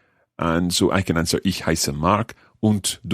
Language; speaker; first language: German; non-native, learner; English